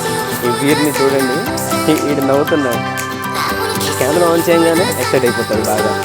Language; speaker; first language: Telugu; native; Telugu